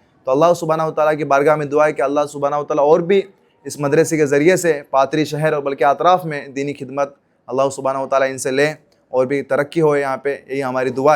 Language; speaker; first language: Hindi; native; Hindi